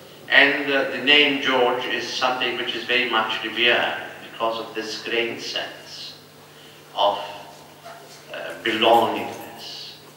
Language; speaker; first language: English; non-native, fluent; Maltese